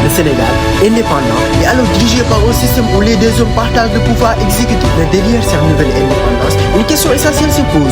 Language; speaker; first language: French; non-native, local second language; Wolof